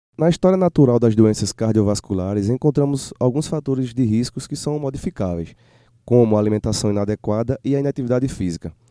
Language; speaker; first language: Portuguese; native; Portuguese